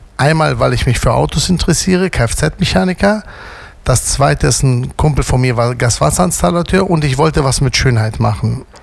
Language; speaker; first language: German; native; German